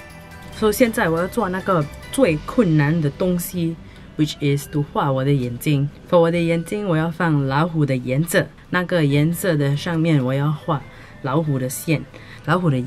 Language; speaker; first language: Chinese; non-native, local second language; English